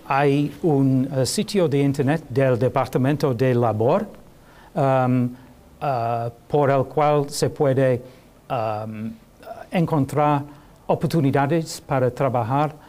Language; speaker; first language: Spanish; non-native, learner; English